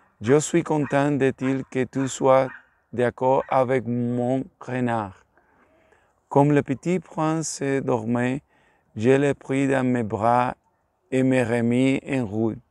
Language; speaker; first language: French; non-native, learner; Spanish